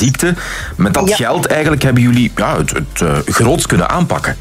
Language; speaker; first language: Dutch; native; Dutch